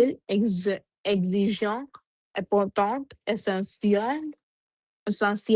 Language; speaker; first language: French; non-native, learner; Punjabi